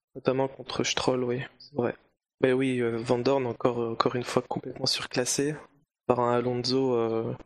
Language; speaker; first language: French; native; French